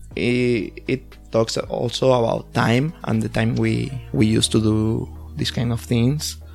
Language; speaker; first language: English; non-native, learner; Spanish